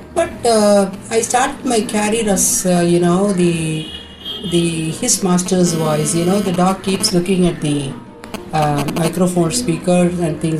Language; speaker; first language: English; non-native, local second language; Tamil